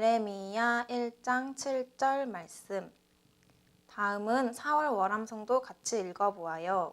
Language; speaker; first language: Korean; native; Korean